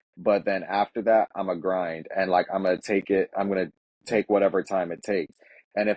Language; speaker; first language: English; native; English